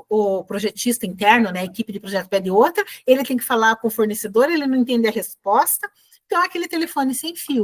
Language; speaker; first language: Portuguese; native; Portuguese